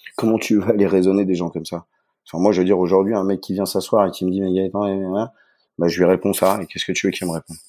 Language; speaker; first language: French; native; French